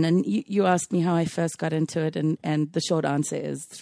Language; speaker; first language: English; native; English